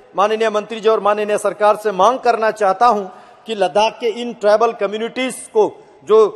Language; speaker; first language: Hindi; native; Hindi